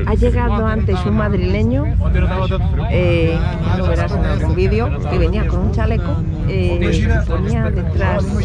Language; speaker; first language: Spanish; native; Spanish